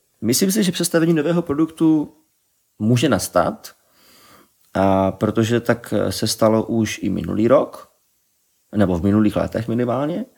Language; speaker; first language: Czech; native; Czech